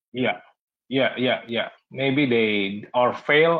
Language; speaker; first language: English; non-native, learner; Indonesian